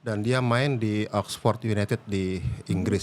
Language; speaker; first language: Indonesian; native; Indonesian